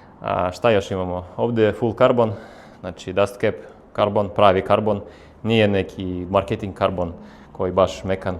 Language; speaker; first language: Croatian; non-native, fluent; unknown